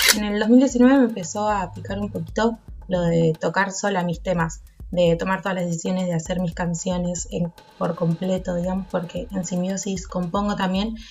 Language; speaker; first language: Spanish; native; Spanish